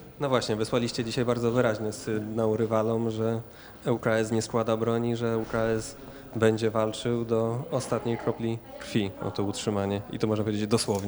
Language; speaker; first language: Polish; native; Polish